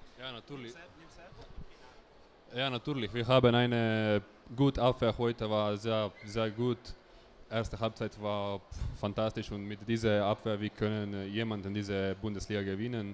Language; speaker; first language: German; non-native, learner; Slovenian